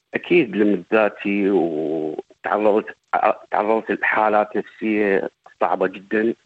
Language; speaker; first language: Arabic; native; Arabic